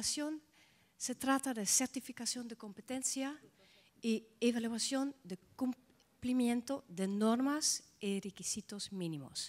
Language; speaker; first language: Spanish; non-native, fluent; Dutch